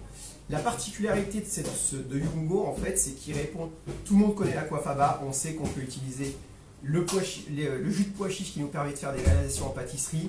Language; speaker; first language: French; native; French